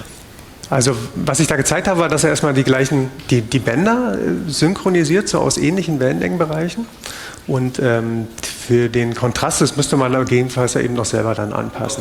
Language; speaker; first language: German; native; German